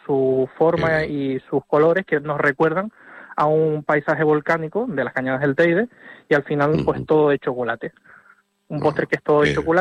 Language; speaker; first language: Spanish; native; Spanish